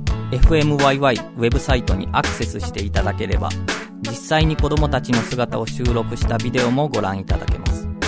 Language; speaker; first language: Japanese; native; Japanese